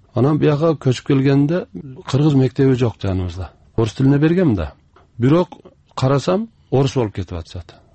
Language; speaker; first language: Kyrgyz; early bilingual, heritage; Kyrgyz